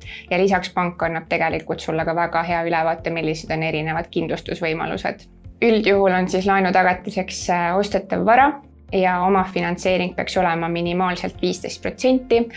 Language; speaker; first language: Estonian; native; Estonian